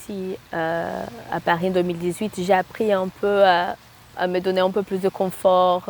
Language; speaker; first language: French; non-native, fluent; Portuguese